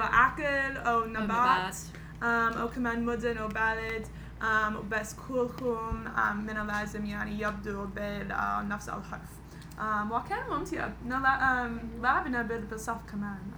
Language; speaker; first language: Arabic; non-native, learner; English